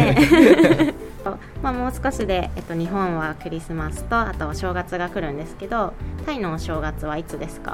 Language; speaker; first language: Japanese; native; Japanese